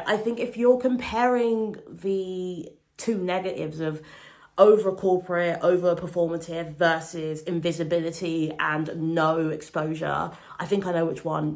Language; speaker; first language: English; native; English